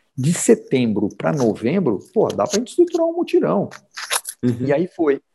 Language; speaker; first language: Portuguese; native; Portuguese